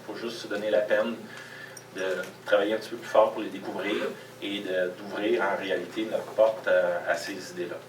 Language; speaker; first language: French; native; French